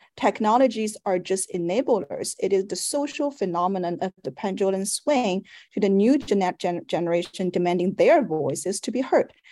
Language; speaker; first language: English; non-native, fluent; Chinese